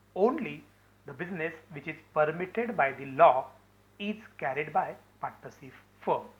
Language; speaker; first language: English; non-native, local second language; Marathi